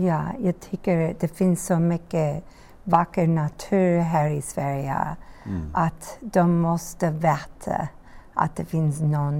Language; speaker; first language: Swedish; non-native, learner; English